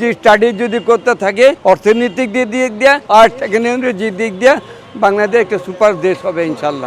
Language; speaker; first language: Bangla; non-native, local second language; Urdu